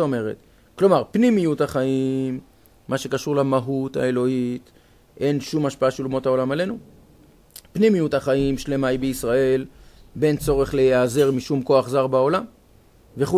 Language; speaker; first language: Hebrew; native; Hebrew